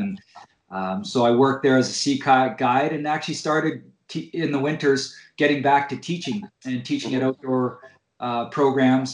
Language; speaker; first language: English; native; English